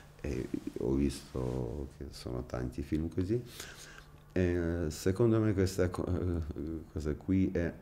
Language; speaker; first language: Italian; non-native, fluent; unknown